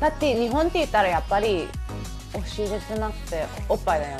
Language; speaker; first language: Japanese; early bilingual, heritage; Japanese